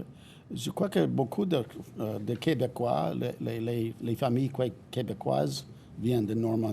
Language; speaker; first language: French; non-native, fluent; English